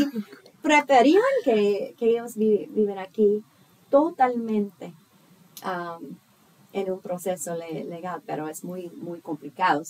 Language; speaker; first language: Spanish; non-native, fluent; English